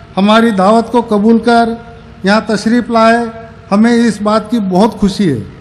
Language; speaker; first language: Hindi; non-native, local second language; Marathi